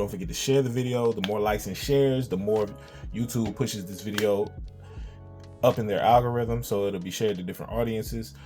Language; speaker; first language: English; native; English